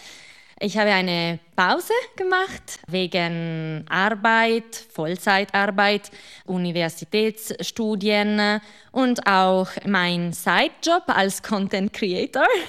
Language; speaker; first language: German; non-native, fluent; Italian